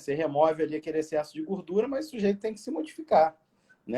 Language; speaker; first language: Portuguese; native; Portuguese